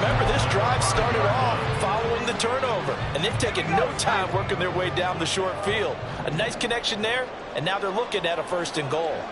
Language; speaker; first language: English; native; English